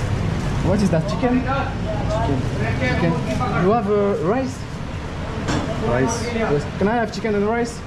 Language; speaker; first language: English; non-native, learner; French